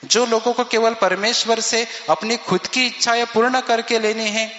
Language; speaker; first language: Hindi; non-native, local second language; Marathi